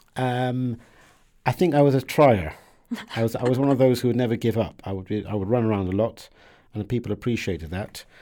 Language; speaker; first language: English; early bilingual, other home language; Persian